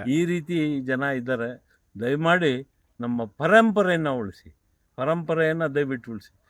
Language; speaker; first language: Kannada; non-native, local second language; Urdu